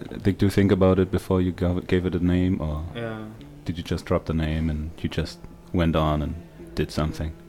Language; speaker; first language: English; non-native, fluent; German